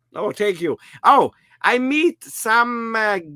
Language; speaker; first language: English; non-native, fluent; German